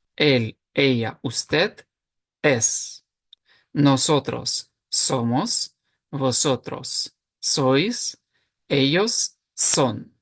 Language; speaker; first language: Spanish; non-native, fluent; Ukrainian